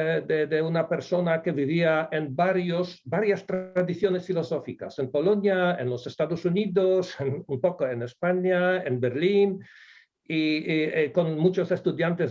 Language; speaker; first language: Spanish; non-native, fluent; Polish